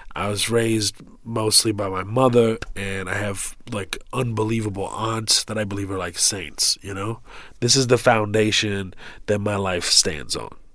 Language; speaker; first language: English; early bilingual, other home language; Arabic